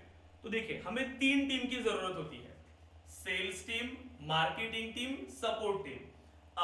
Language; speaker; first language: Hindi; native; Hindi